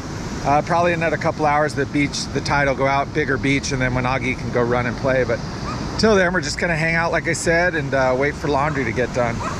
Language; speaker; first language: English; native; English